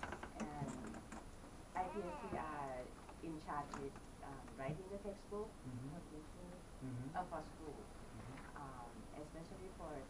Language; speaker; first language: English; non-native, fluent; Thai